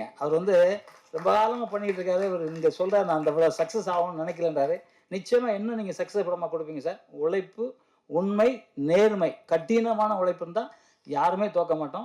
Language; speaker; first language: Tamil; native; Tamil